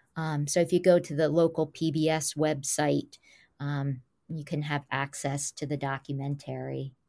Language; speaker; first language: English; native; English